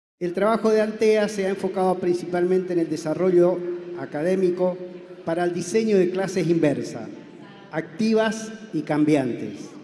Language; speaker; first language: Spanish; native; Spanish